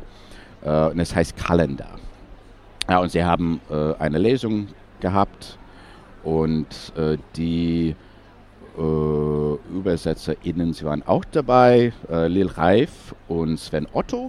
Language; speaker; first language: German; non-native, fluent; English